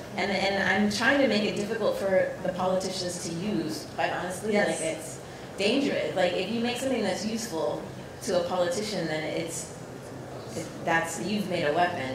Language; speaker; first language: English; native; English